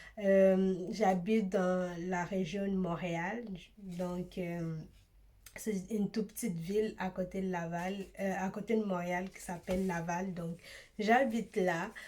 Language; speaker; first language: French; early bilingual, other home language; Swahili